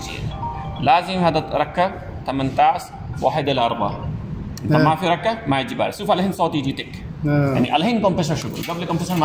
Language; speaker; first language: Arabic; non-native, learner; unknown